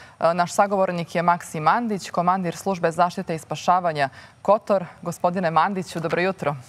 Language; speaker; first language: Croatian; native; Croatian